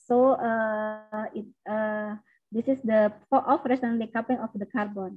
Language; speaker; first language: English; non-native, learner; Indonesian